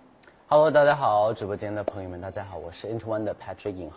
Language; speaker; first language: Chinese; non-native, fluent; Thai